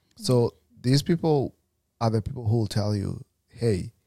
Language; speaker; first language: English; non-native, local second language; Kikuyu